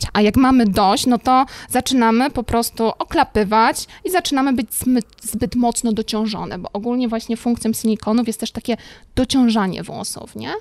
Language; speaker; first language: Polish; native; Polish